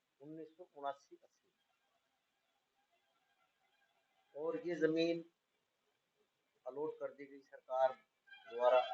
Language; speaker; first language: Hindi; native; Hindi